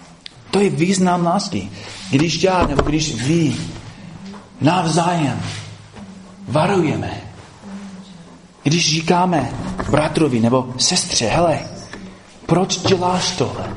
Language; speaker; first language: Czech; non-native, fluent; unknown